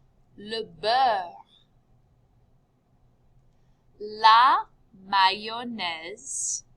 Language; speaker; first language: French; non-native, fluent; English